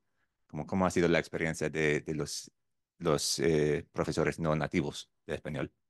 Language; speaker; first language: Spanish; non-native, fluent; English